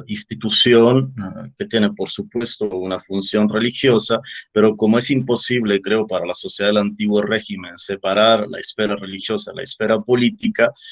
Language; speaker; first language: Spanish; native; Spanish